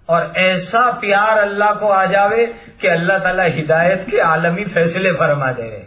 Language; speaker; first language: Urdu; non-native, local second language; Gujarati